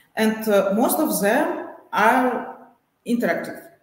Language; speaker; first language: English; non-native, fluent; Russian